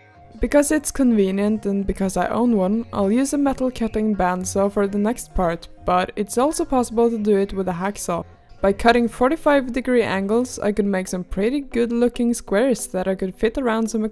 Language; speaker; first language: English; non-native, fluent; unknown